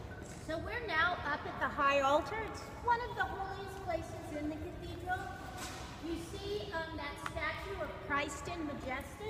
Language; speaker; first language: English; native; English